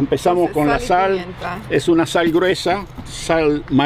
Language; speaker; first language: Spanish; native; Spanish